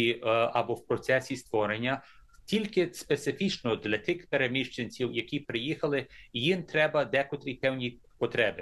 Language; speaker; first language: Ukrainian; early bilingual, heritage; English